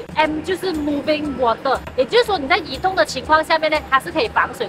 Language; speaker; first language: Chinese; native; Chinese